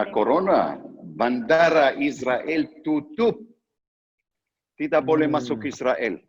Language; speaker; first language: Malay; non-native, learner; Hebrew